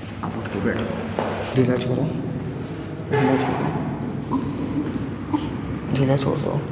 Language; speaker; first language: Hindi; native; Hindi